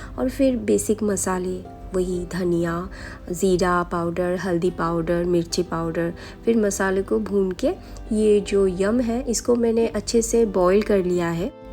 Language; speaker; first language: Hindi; non-native, local second language; Bangla